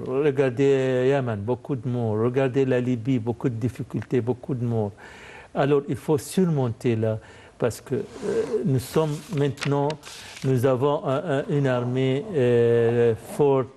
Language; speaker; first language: French; non-native, fluent; Arabic